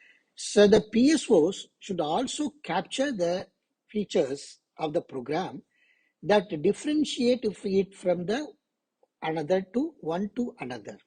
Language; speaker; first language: English; non-native, local second language; Tamil